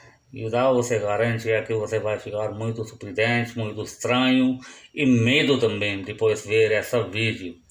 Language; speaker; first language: Portuguese; non-native, learner; Hindi